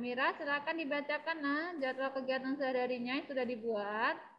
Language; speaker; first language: Indonesian; native; Indonesian